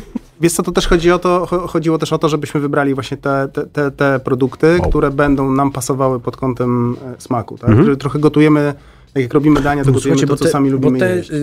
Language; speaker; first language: Polish; native; Polish